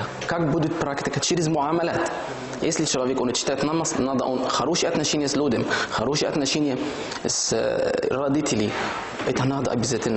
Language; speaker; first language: Russian; non-native, learner; Arabic